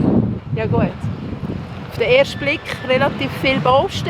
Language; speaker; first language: German; native; German